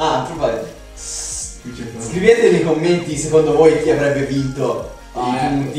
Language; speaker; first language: Italian; native; Italian